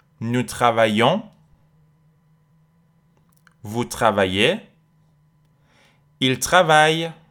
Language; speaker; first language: French; non-native, fluent; Persian